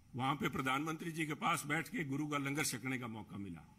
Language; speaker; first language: Hindi; native; Hindi